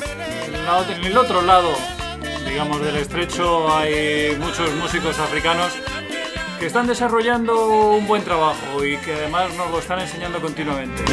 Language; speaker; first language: Spanish; native; Spanish